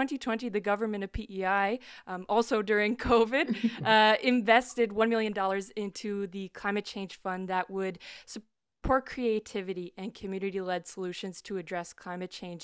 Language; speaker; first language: English; native; English